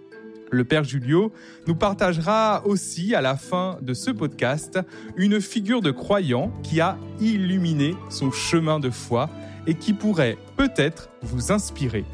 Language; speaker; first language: French; native; French